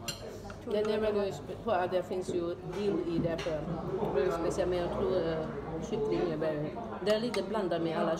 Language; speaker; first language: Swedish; non-native, learner; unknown